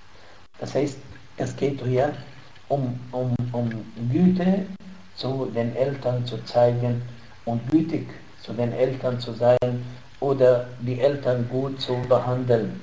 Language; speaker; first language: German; non-native, fluent; Arabic